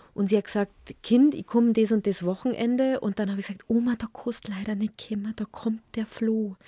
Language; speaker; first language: German; native; German